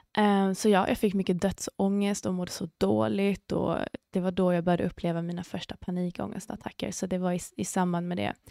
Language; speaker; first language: Swedish; early bilingual, other home language; English